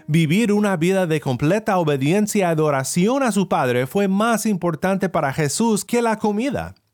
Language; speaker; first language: Spanish; non-native, fluent; English